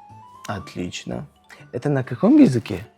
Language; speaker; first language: Russian; non-native, local second language; Tajik